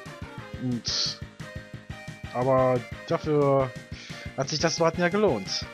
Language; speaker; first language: German; native; German